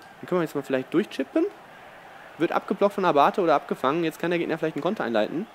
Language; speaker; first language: German; native; German